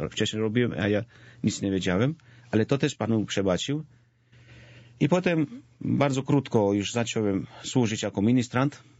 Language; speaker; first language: Polish; non-native, fluent; Georgian